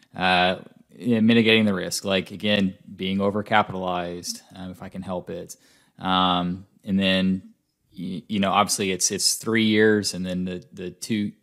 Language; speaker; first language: English; native; English